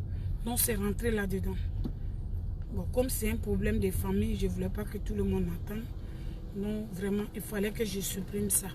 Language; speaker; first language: French; non-native, local second language; Dyula